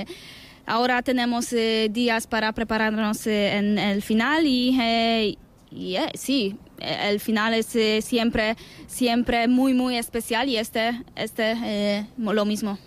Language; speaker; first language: Spanish; non-native, learner; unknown